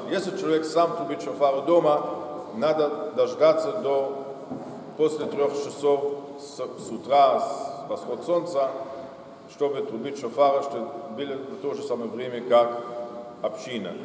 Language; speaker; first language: Russian; non-native, fluent; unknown